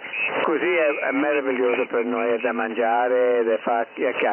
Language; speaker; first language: Italian; non-native, learner; English